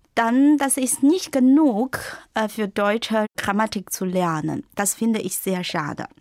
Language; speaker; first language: German; non-native, fluent; Chinese